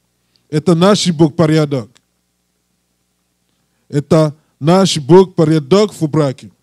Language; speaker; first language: Russian; non-native, learner; English